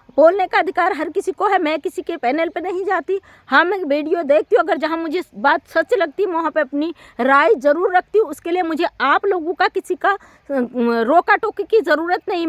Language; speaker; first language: Hindi; native; Hindi